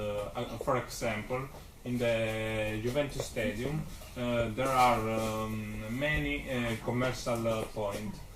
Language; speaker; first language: English; non-native, learner; Italian